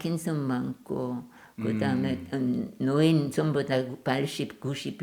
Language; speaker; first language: Korean; non-native, learner; German